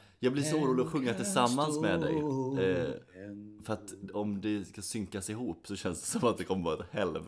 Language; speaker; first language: Swedish; native; Swedish